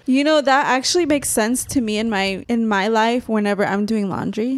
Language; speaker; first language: English; early bilingual, other home language; Spanish